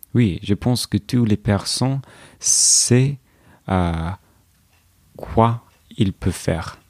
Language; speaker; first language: French; non-native, learner; English